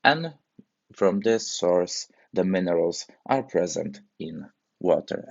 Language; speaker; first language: English; non-native, fluent; Polish